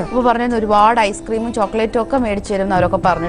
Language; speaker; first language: Malayalam; native; Malayalam